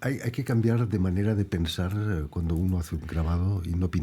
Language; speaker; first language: Spanish; native; Spanish